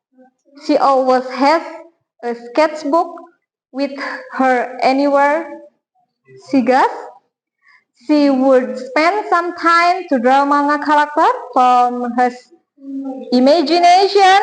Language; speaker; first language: English; non-native, learner; Indonesian